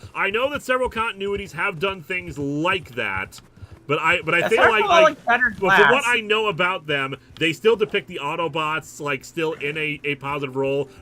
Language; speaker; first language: English; native; English